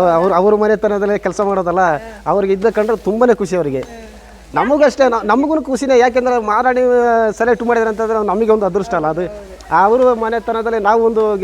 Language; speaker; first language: Kannada; non-native, local second language; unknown